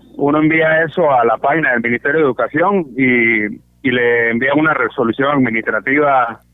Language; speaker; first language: Spanish; native; Spanish